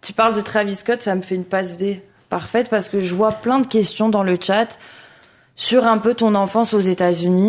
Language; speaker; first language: French; native; French